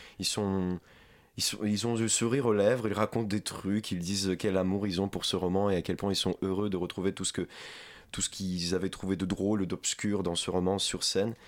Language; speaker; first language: French; non-native, fluent; Ukrainian